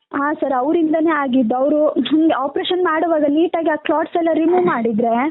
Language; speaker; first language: Kannada; native; Kannada